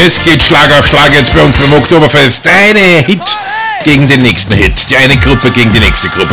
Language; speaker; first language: German; native; German